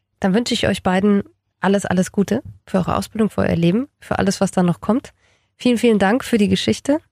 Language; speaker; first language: German; native; German